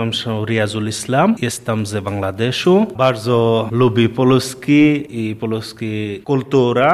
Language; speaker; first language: Polish; non-native, learner; Bangla